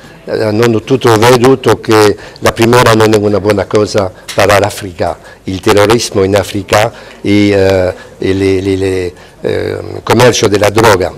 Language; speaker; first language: Italian; non-native, fluent; Spanish